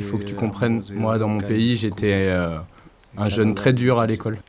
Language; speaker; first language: French; non-native, learner; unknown